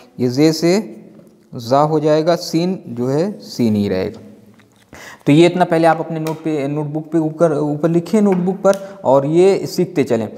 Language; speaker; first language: Urdu; native; Urdu